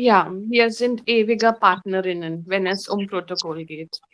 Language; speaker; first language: German; non-native, fluent; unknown